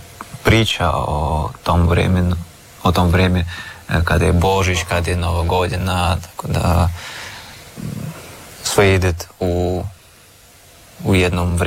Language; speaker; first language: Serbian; non-native, learner; Russian